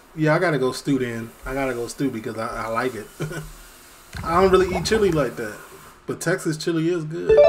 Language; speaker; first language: English; native; English